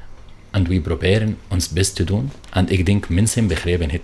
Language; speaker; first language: Dutch; non-native, learner; Arabic